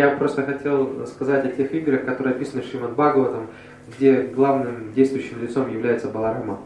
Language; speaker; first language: Russian; native; Russian